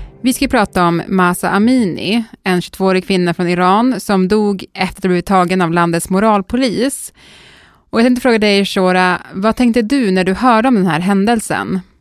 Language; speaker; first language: Swedish; native; Swedish